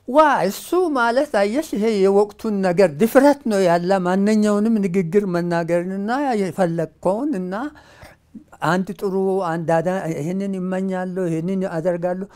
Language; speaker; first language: Amharic; non-native, local second language; Hadiyya